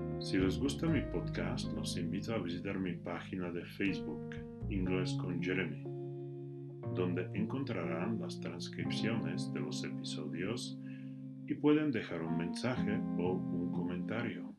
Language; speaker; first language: Spanish; non-native, fluent; English